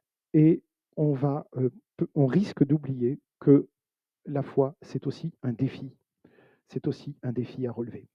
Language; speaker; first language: French; native; French